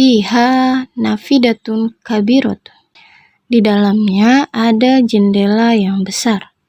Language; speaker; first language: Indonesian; native; Indonesian